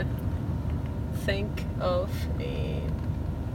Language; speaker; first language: English; non-native, fluent; French